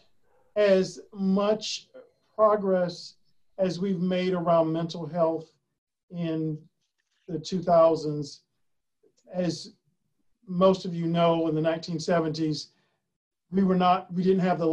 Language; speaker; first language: English; native; English